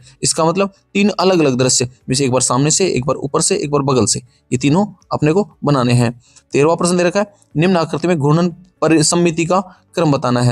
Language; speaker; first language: Hindi; native; Hindi